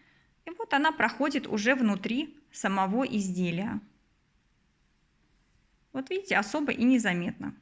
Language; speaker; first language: Russian; native; Russian